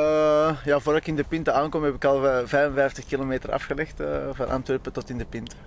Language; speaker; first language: Dutch; native; Dutch